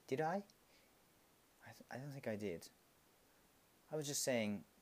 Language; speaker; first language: English; non-native, learner; Japanese